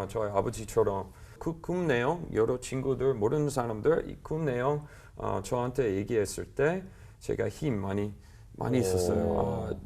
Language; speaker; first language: Korean; non-native, learner; English